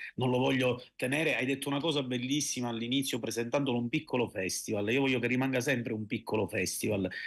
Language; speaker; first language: Italian; native; Italian